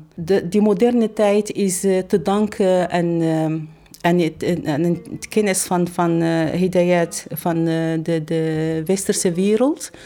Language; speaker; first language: Dutch; non-native, fluent; Arabic